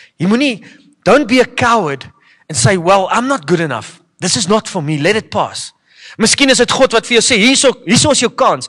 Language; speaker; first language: English; non-native, local second language; Afrikaans